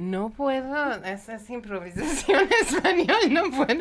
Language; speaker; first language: Spanish; non-native, fluent; Persian